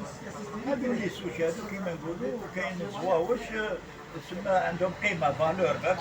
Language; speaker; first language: Arabic; native; Arabic